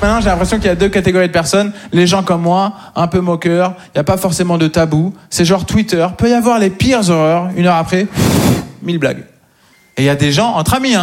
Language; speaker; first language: French; native; French